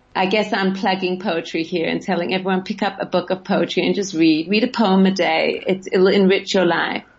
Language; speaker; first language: English; native; English